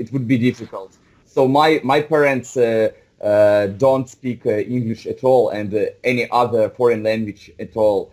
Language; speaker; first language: English; non-native, fluent; Russian